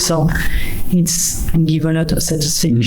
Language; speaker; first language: English; non-native, fluent; French